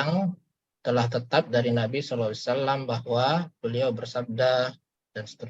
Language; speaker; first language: Indonesian; native; Indonesian